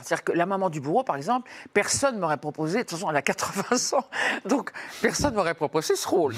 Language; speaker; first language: French; native; French